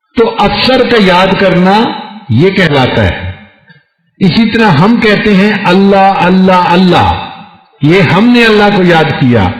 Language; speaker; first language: Urdu; non-native, local second language; Punjabi